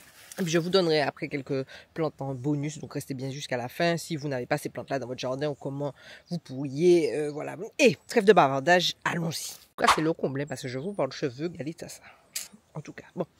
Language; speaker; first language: French; native; French